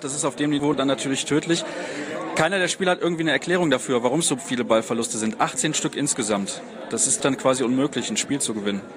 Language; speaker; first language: German; native; German